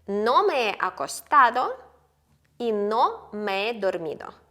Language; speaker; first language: Spanish; non-native, fluent; Ukrainian